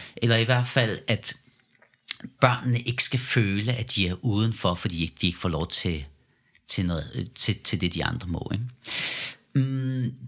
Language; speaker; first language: Danish; early bilingual, other home language; Persian